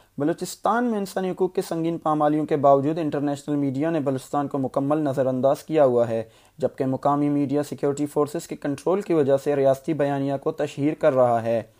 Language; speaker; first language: Urdu; non-native, local second language; Baluchi